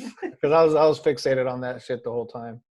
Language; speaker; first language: English; native; English